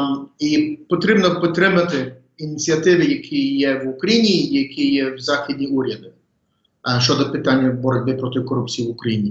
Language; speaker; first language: Ukrainian; early bilingual, heritage; English